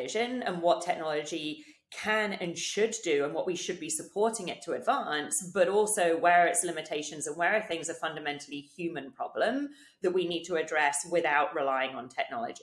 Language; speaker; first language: English; native; English